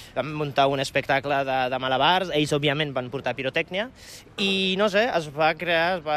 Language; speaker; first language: Catalan; non-native, fluent; Polish